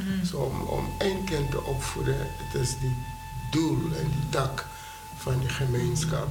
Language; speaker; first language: Dutch; non-native, fluent; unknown